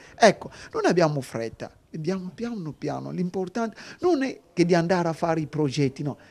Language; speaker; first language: Italian; non-native, fluent; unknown